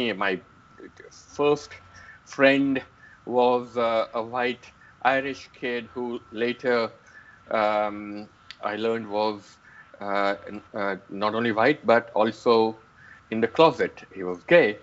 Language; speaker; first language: English; non-native, local second language; Gujarati